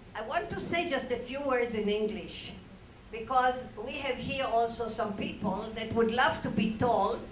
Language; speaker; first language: English; non-native, fluent; Hebrew